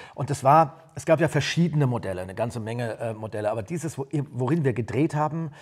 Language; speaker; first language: German; native; German